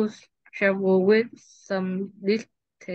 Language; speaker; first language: English; non-native, learner; Vietnamese